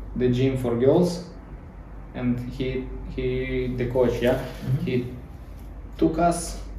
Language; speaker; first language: English; non-native, learner; Ukrainian